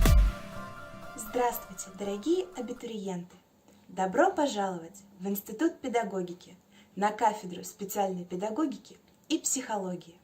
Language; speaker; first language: Russian; native; Russian